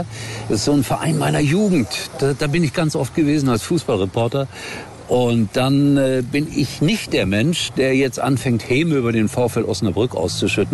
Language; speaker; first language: German; native; German